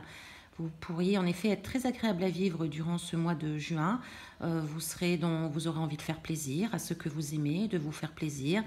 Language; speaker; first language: French; native; French